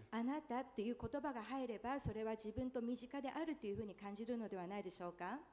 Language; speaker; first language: Japanese; non-native, fluent; Chinese